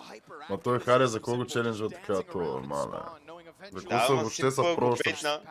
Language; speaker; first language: Bulgarian; native; Bulgarian